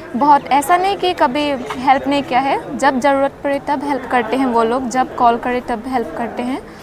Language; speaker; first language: Hindi; non-native, local second language; Assamese